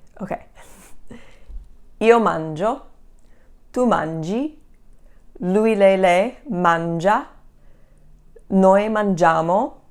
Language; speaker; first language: Italian; non-native, fluent; English